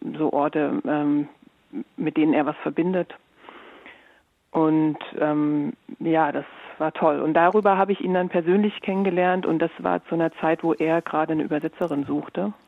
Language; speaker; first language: German; native; German